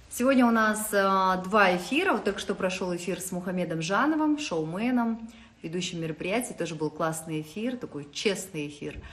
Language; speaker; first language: Russian; native; Russian